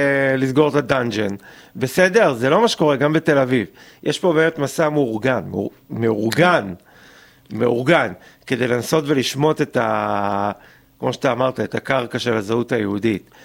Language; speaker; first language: Hebrew; native; Hebrew